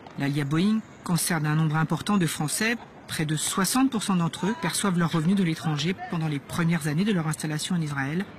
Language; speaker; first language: French; native; French